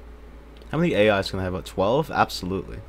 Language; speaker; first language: English; native; English